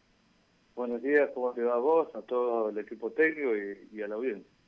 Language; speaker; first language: Spanish; native; Spanish